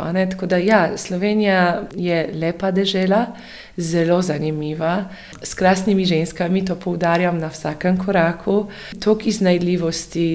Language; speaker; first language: Slovenian; non-native, fluent; Polish